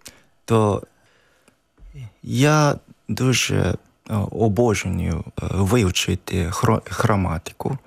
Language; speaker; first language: Ukrainian; non-native, learner; Japanese